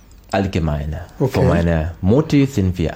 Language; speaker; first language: German; non-native, learner; Swahili